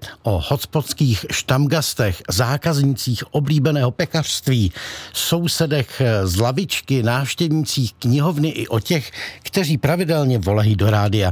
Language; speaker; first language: Czech; native; Czech